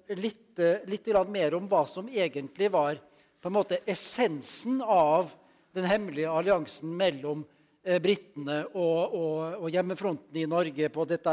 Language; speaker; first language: Norwegian; native; Norwegian